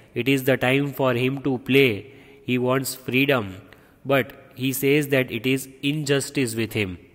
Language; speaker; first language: English; non-native, local second language; Gujarati